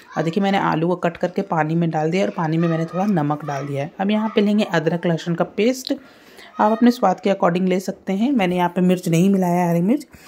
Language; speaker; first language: Hindi; native; Hindi